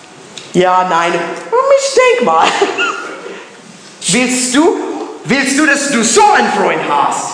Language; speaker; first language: German; non-native, learner; English